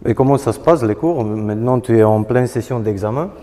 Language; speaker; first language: French; non-native, fluent; Romanian